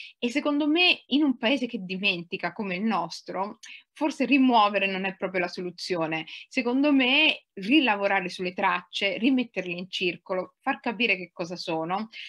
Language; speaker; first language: Italian; early bilingual, other home language; Somali